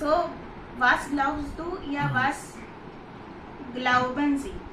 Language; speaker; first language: German; non-native, fluent; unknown